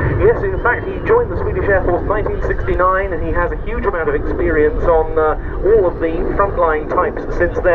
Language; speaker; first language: English; native; English